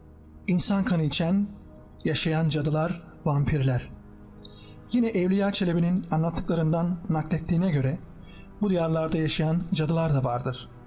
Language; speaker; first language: Turkish; native; Turkish